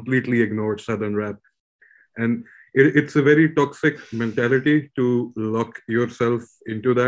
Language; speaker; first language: English; non-native, local second language; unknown